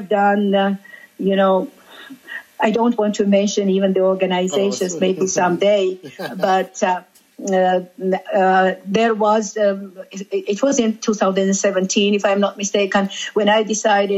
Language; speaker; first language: English; non-native, fluent; Georgian